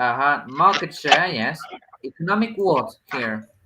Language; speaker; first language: English; non-native, fluent; Spanish